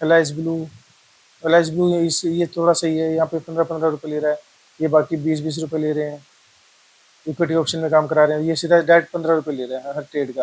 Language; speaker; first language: Hindi; native; Hindi